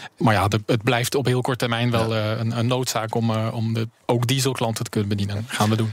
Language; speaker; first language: Dutch; early bilingual, heritage; Dutch